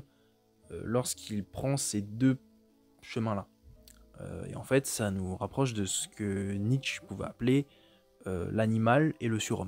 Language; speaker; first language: French; native; French